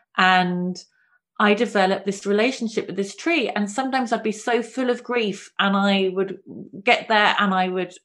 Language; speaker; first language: English; native; English